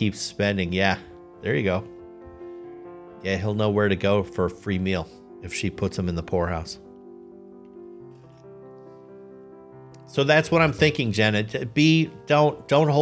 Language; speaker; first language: English; native; English